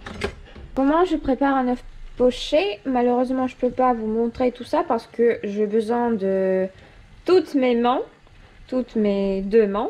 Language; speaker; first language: French; non-native, fluent; Russian